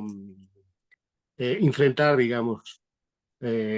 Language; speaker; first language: Spanish; native; Spanish